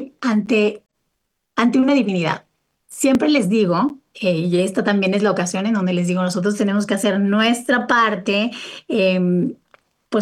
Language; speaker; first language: Spanish; native; Spanish